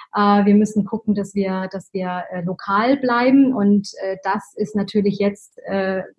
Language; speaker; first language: German; early bilingual, other home language; Arabic